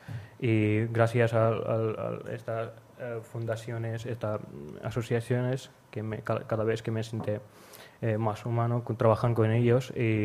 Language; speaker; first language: Spanish; non-native, learner; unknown